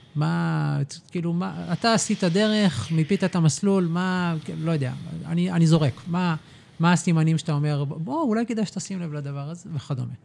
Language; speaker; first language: Hebrew; native; Hebrew